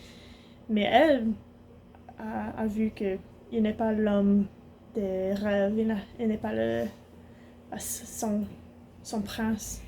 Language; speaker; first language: French; non-native, learner; English